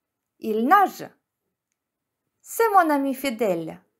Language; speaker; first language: French; non-native, fluent; Ukrainian